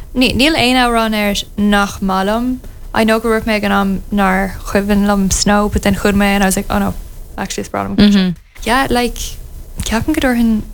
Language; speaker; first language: Irish; native; Irish